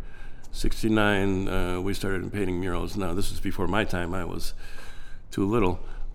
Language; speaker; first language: English; native; English